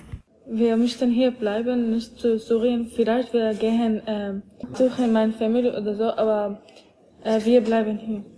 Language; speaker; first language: German; non-native, learner; Arabic